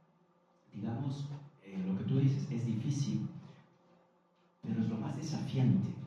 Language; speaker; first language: Spanish; native; Spanish